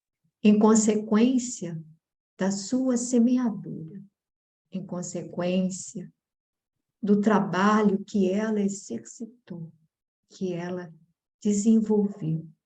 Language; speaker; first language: Portuguese; native; Portuguese